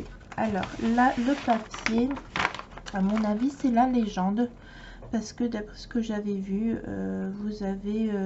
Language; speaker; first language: French; native; French